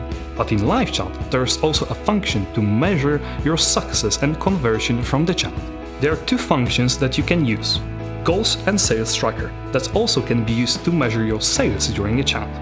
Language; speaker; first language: English; non-native, fluent; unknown